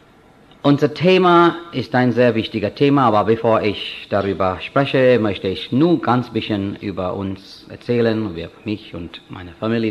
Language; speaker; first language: German; non-native, fluent; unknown